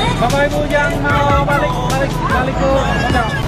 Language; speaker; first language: Indonesian; non-native, learner; Vietnamese